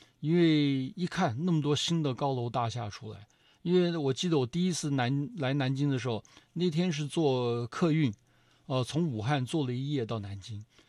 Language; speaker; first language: Chinese; native; Chinese